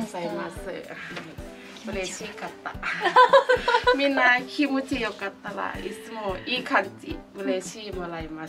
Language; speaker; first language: Japanese; non-native, learner; Thai